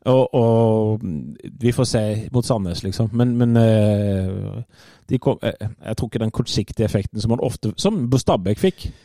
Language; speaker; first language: Norwegian; native; Norwegian